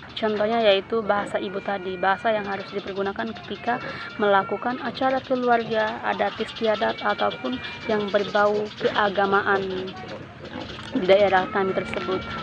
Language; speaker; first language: Indonesian; non-native, local second language; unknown